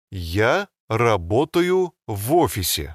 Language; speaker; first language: Russian; non-native, learner; English